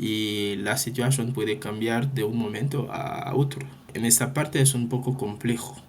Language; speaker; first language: Spanish; non-native, fluent; French